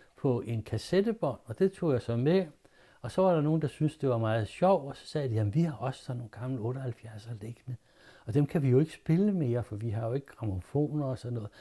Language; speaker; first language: Danish; native; Danish